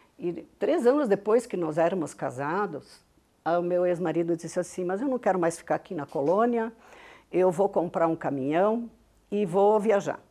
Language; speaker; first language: Portuguese; non-native, local second language; Venetian